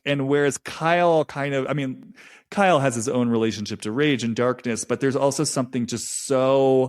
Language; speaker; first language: English; native; English